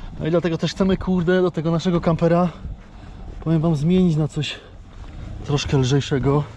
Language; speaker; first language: Polish; native; Polish